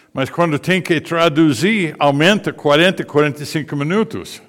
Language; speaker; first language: Portuguese; non-native, fluent; English